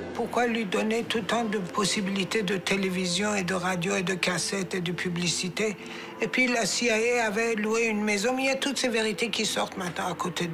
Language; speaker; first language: French; non-native, fluent; Persian